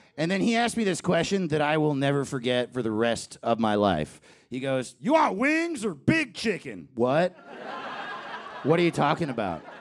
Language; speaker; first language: English; native; English